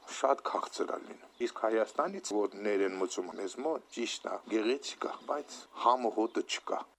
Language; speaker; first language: Armenian; native; Armenian